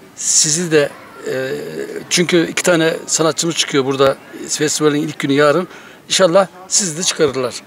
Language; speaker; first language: Turkish; native; Turkish